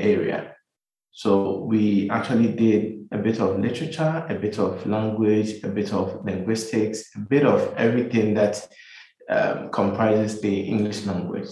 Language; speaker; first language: English; non-native, local second language; Akan